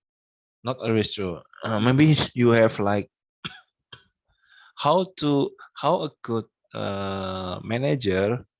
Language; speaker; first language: English; non-native, local second language; Indonesian